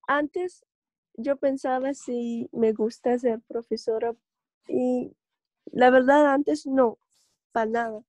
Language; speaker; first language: Spanish; non-native, learner; Russian